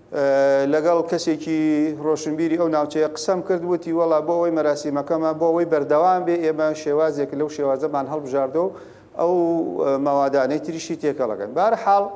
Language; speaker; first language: Central Kurdish; non-native, local second language; Gurani